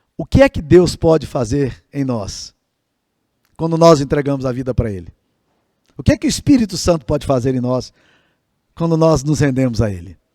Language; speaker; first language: Portuguese; native; Portuguese